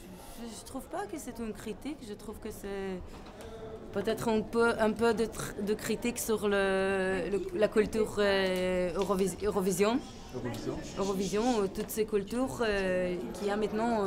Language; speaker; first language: French; non-native, fluent; Hebrew